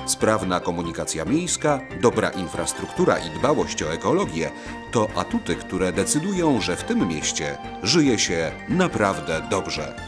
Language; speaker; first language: Polish; native; Polish